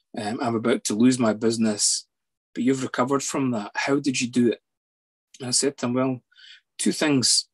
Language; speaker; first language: English; native; English